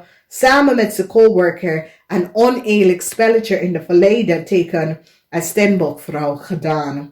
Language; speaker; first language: Dutch; non-native, learner; English